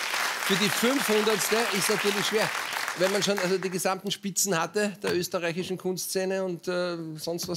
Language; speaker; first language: German; native; German